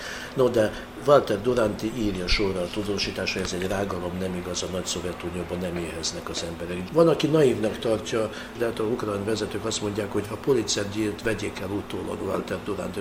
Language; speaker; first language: Hungarian; native; Hungarian